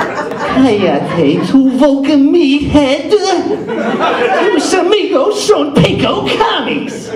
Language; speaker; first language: Spanish; non-native, learner; English